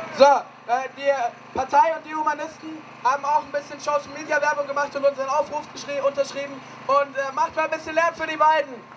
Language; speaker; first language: German; native; German